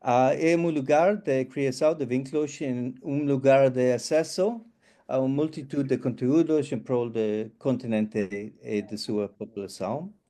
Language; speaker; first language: Portuguese; non-native, fluent; English